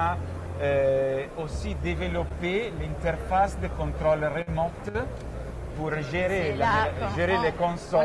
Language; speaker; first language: French; non-native, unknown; Italian